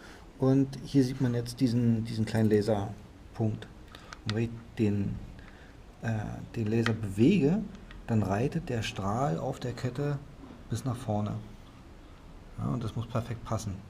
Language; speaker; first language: German; native; German